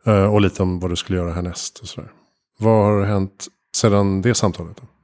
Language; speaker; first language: Swedish; native; Swedish